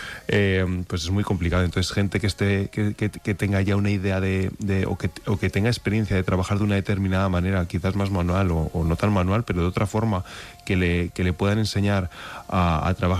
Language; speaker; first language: Spanish; native; Spanish